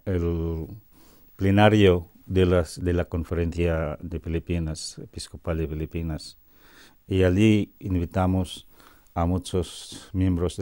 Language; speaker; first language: Spanish; non-native, fluent; Cebuano